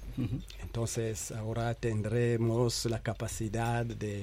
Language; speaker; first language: Spanish; non-native, fluent; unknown